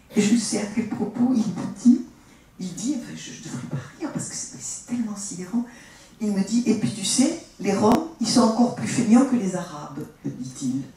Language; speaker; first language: French; early bilingual, other home language; Spanish